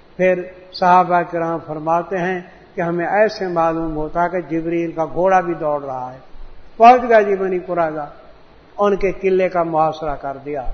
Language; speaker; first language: Urdu; non-native, local second language; Punjabi